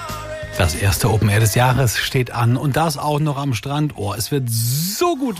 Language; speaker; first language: German; native; German